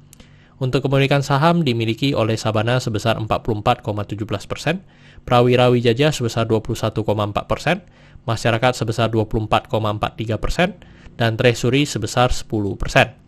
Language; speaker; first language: Indonesian; native; Indonesian